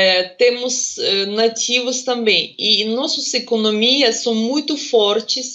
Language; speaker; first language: Portuguese; non-native, fluent; Russian